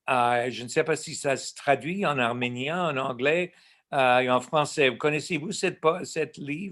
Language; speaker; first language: French; non-native, local second language; English